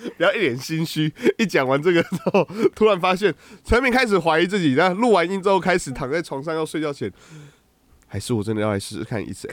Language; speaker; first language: Chinese; native; Chinese